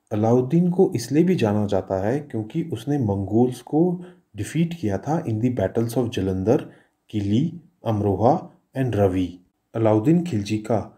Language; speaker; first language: Hindi; native; Hindi